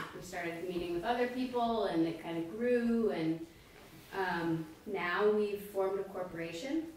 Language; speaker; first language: English; native; English